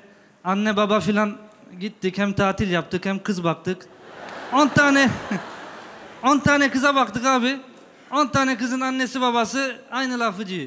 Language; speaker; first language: Turkish; native; Turkish